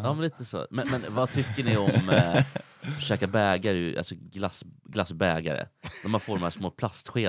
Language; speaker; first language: Swedish; native; Swedish